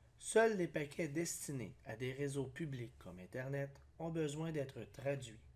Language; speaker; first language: French; native; French